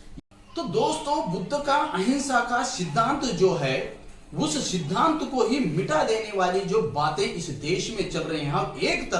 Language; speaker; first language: Hindi; native; Hindi